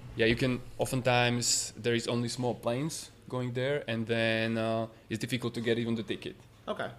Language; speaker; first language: English; non-native, fluent; Slovak